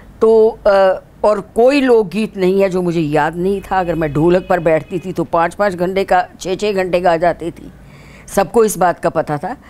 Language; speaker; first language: Hindi; non-native, local second language; Dogri